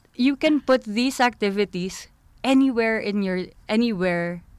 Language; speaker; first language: English; non-native, local second language; Filipino